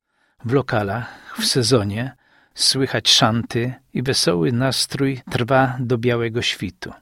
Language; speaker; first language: Polish; native; Polish